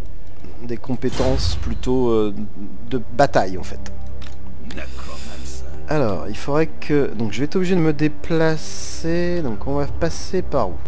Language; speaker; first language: French; native; French